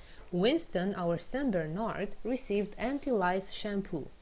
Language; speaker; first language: English; non-native, fluent; Romanian